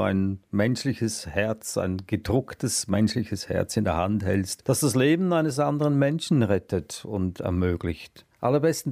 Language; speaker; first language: German; native; German